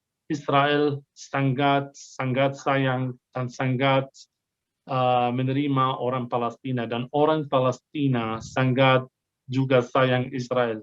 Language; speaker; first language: Indonesian; non-native, fluent; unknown